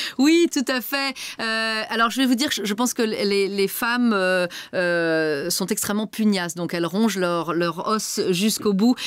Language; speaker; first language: French; native; French